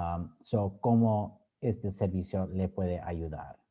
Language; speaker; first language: Spanish; early bilingual, other home language; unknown